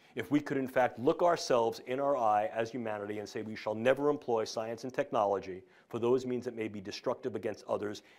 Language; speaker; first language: English; native; English